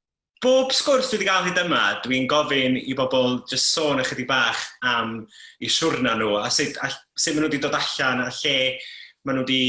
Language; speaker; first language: Welsh; native; Welsh